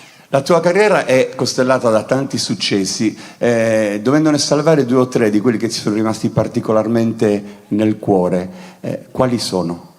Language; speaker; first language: Italian; native; Italian